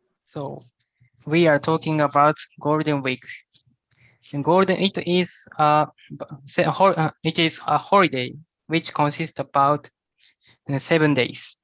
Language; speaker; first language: English; non-native, learner; Japanese